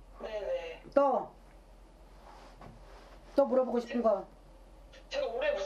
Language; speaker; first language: Korean; native; Korean